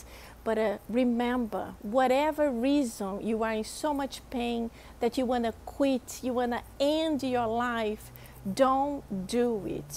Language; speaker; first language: English; non-native, fluent; Portuguese